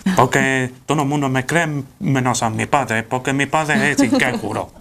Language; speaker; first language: Spanish; native; Spanish